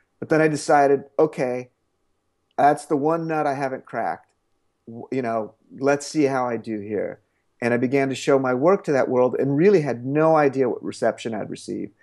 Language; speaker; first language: English; native; English